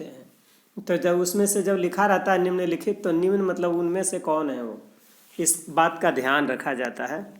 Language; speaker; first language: Hindi; non-native, local second language; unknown